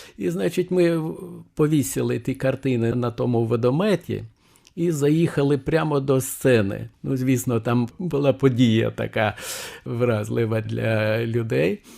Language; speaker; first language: Ukrainian; non-native, fluent; Lithuanian